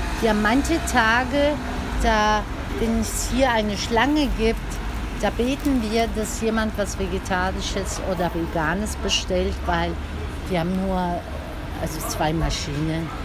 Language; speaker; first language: German; early bilingual, other home language; Turkish